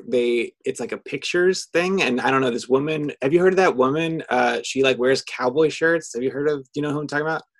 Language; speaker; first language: English; native; English